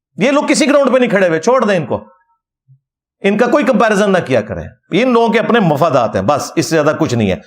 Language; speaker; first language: Urdu; non-native, local second language; Punjabi